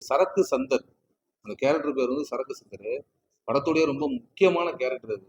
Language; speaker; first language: Tamil; native; Tamil